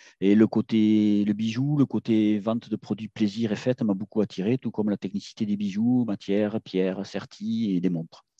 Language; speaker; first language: French; native; French